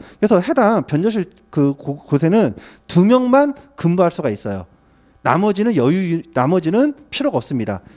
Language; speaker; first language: Korean; native; Korean